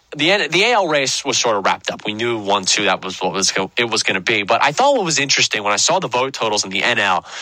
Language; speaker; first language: English; native; English